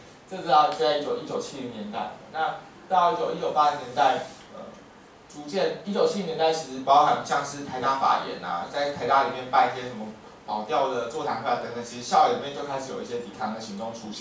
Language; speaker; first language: Chinese; native; Chinese